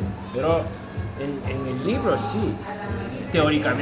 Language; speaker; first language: Spanish; non-native, learner; Japanese